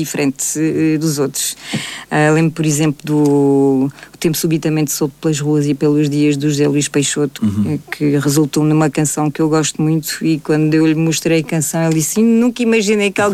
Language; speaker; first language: Portuguese; early bilingual, heritage; Portuguese